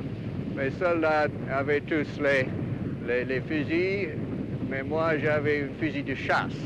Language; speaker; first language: French; non-native, fluent; English